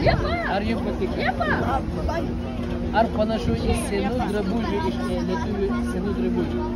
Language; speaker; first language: Lithuanian; non-native, learner; Kyrgyz